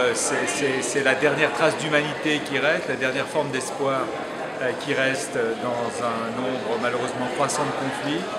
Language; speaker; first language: French; native; French